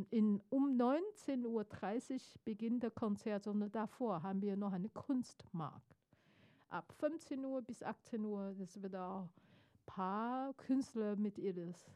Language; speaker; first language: German; non-native, fluent; Chinese